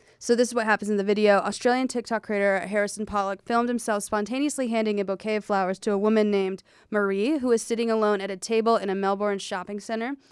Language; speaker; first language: English; native; English